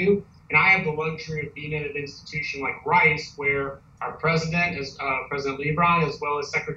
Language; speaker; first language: English; native; English